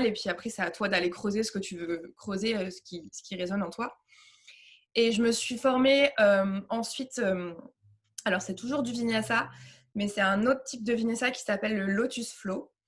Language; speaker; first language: French; native; French